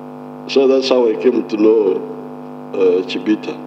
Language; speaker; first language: English; non-native, local second language; Nyankole